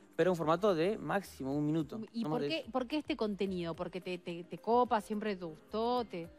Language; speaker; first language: Spanish; native; Spanish